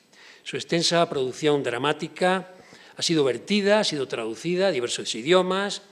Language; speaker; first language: Spanish; native; Spanish